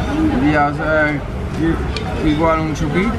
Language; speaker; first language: Spanish; non-native, learner; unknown